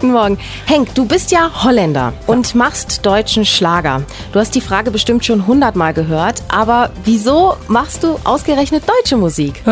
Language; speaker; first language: German; native; German